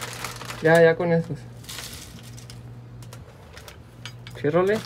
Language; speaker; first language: Spanish; native; Spanish